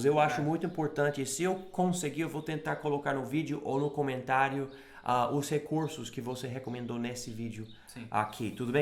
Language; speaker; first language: Portuguese; non-native, fluent; English